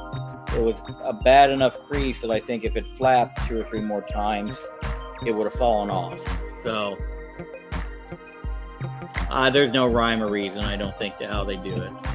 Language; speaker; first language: English; native; English